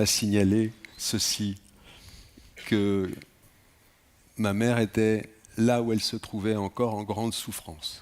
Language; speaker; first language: French; native; French